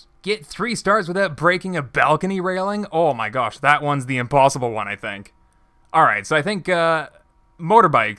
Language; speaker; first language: English; native; English